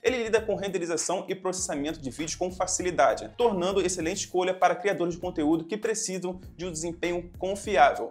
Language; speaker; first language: Portuguese; native; Portuguese